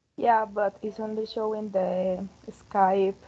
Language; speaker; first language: English; non-native, learner; Spanish